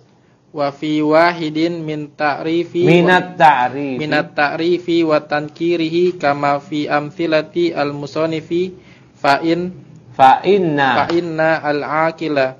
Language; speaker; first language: Arabic; non-native, learner; Indonesian